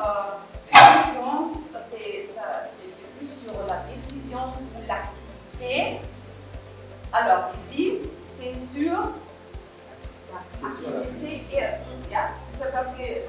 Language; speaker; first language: French; non-native, fluent; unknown